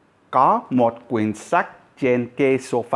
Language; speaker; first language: Vietnamese; non-native, fluent; English